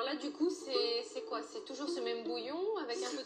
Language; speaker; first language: French; native; French